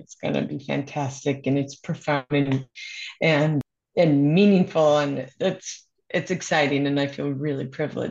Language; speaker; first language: English; native; English